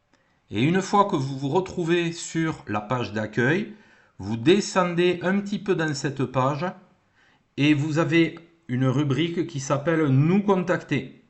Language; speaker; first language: French; native; French